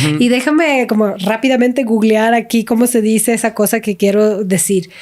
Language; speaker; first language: Spanish; non-native, fluent; Swedish